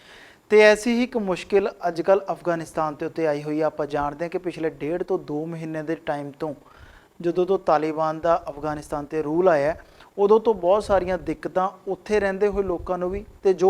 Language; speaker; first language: Hindi; non-native, local second language; Punjabi